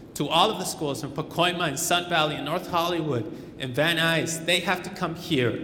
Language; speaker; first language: English; early bilingual, other home language; Spanish